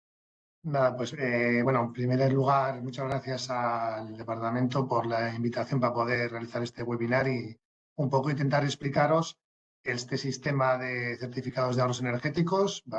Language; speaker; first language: Spanish; native; Spanish